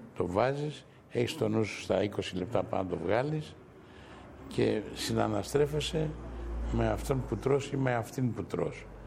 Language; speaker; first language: Greek; native; Greek